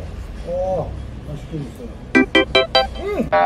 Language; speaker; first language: Korean; non-native, learner; Turkish